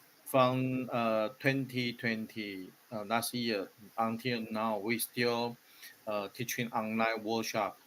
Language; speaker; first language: English; non-native, learner; Chinese